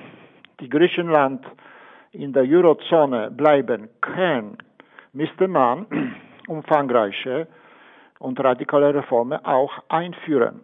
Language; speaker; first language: German; non-native, fluent; Polish